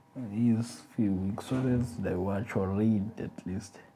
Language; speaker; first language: English; non-native, local second language; Zulu